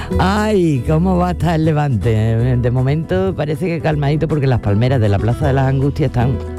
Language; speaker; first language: Spanish; native; Spanish